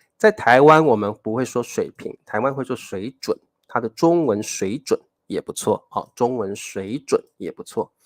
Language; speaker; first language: Chinese; native; Chinese